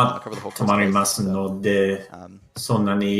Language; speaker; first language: Japanese; non-native, learner; English